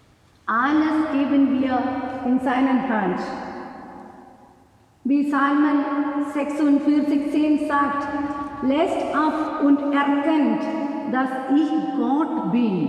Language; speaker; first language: German; non-native, learner; Malayalam